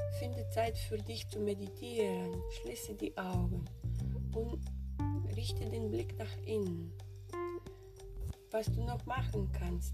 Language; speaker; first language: German; non-native, fluent; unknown